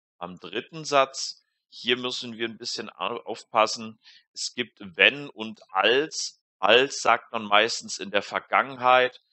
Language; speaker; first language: German; native; German